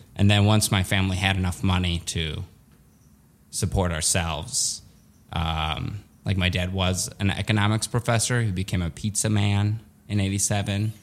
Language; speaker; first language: English; early bilingual, other home language; Russian